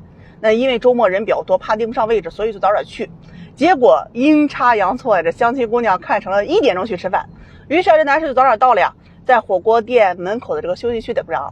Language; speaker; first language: Chinese; native; Chinese